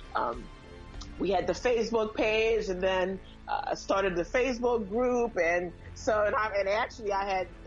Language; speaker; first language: English; early bilingual, other home language; Haitian Creole